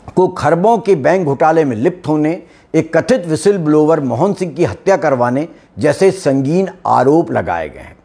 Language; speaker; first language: Hindi; native; Hindi